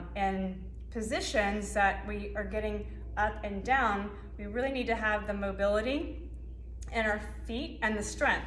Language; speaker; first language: English; native; English